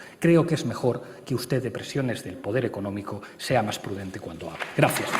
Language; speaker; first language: Spanish; native; Spanish